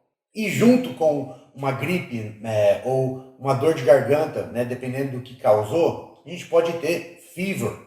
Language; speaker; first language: Portuguese; non-native, fluent; English